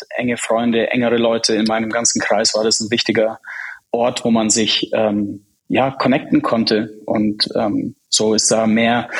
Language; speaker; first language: German; early bilingual, other home language; Czech